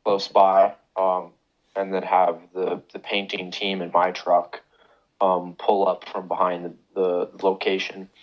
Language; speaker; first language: English; native; English